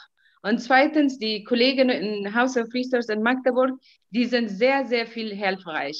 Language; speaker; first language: German; non-native, fluent; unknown